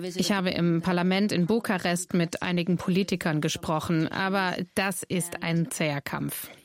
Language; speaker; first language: German; non-native, fluent; English